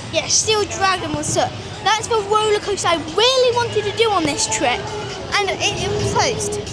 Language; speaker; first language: English; native; English